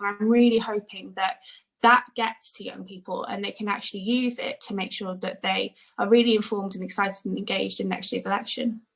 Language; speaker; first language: English; native; English